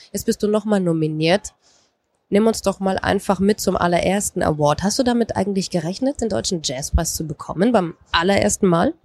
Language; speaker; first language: German; native; German